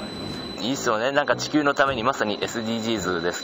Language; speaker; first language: Japanese; native; Japanese